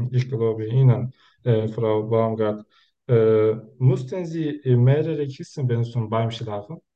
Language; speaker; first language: German; non-native, learner; Turkish